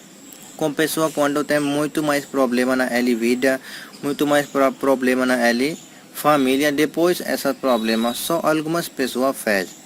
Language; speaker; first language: Portuguese; non-native, learner; Hindi